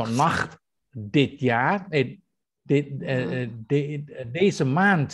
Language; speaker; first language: Dutch; non-native, fluent; Indonesian